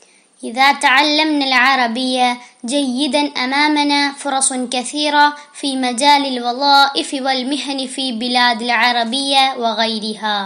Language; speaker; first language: Arabic; non-native, learner; Malayalam